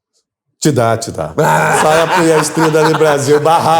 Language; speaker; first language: Indonesian; non-native, fluent; Portuguese